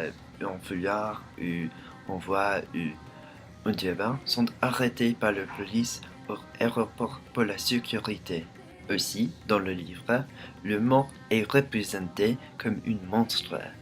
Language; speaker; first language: French; non-native, learner; English